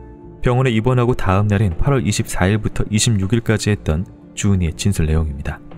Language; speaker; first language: Korean; native; Korean